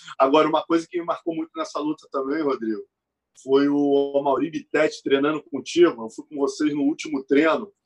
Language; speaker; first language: Portuguese; native; Portuguese